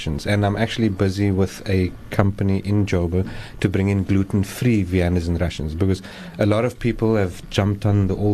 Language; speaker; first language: English; native; English